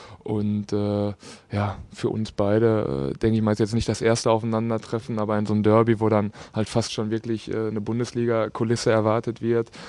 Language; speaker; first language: German; native; German